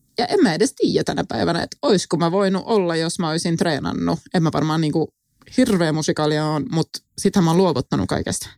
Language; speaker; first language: Finnish; non-native, local second language; Swedish